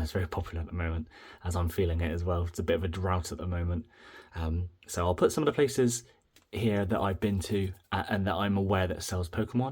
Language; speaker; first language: English; native; English